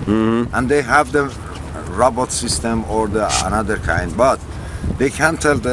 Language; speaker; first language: English; non-native, learner; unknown